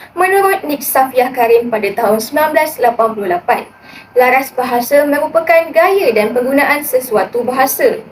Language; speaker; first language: Malay; native; Malay